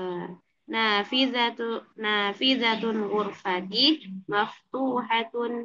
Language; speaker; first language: Arabic; non-native, learner; Indonesian